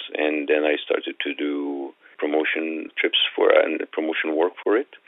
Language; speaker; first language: English; non-native, fluent; Arabic